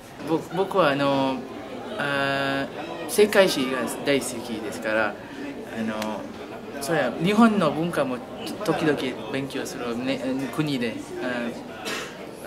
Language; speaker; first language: Japanese; non-native, learner; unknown